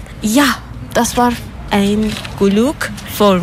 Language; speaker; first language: German; non-native, learner; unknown